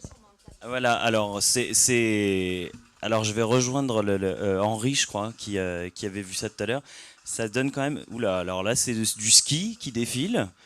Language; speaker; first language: French; native; French